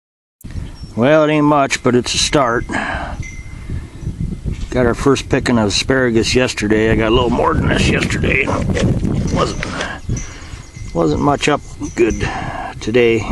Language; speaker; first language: English; native; English